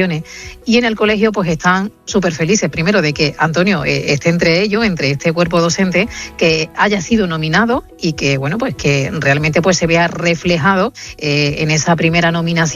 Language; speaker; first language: Spanish; native; Spanish